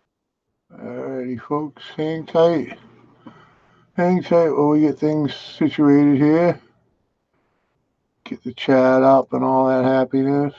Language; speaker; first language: English; native; English